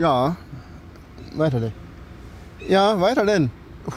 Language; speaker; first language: Swedish; non-native, learner; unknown